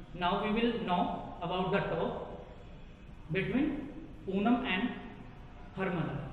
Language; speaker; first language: English; non-native, local second language; Hindi